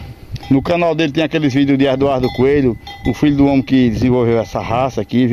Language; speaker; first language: Portuguese; native; Portuguese